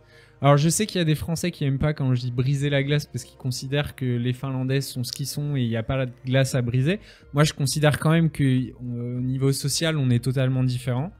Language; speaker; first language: French; native; French